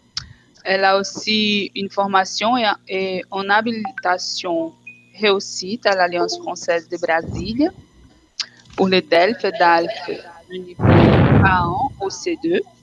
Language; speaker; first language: French; non-native, fluent; Portuguese